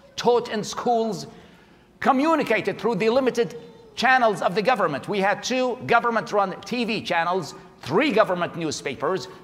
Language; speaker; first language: English; non-native, fluent; Arabic